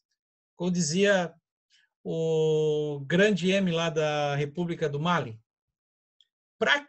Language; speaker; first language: Portuguese; native; Portuguese